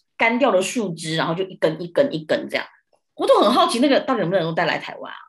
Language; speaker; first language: Chinese; early bilingual, other home language; Burmese